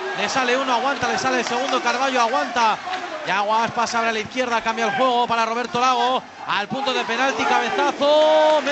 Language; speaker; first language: Spanish; native; Spanish